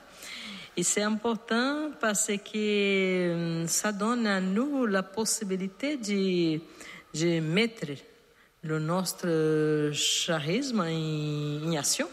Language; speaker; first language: French; non-native, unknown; Portuguese